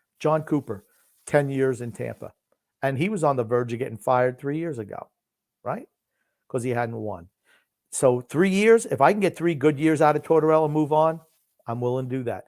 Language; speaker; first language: English; native; English